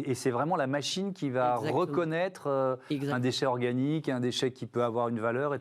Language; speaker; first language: French; native; French